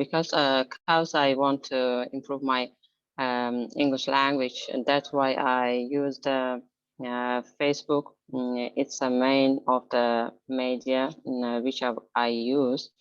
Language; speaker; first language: English; non-native, learner; Azerbaijani